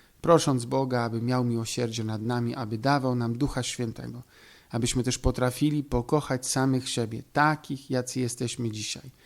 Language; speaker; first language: Polish; native; Polish